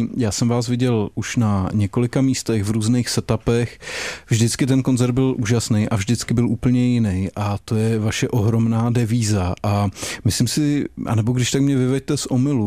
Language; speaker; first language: Czech; native; Czech